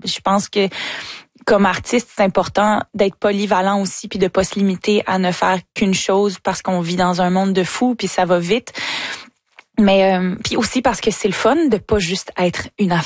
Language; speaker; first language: French; native; French